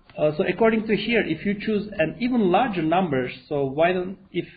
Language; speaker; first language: English; non-native, fluent; Turkish